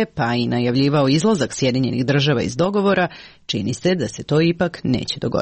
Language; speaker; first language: Serbian; native; Serbian